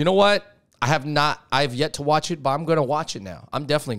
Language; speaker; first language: English; native; English